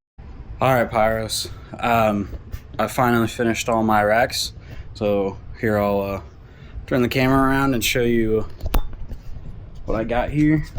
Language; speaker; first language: English; native; English